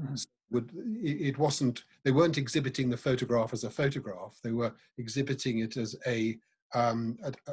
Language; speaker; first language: English; native; English